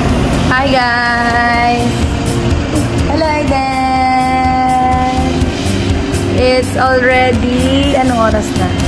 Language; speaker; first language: Filipino; native; Filipino